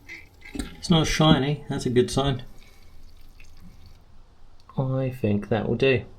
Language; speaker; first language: English; native; English